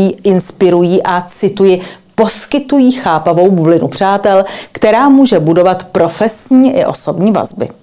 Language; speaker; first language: Czech; native; Czech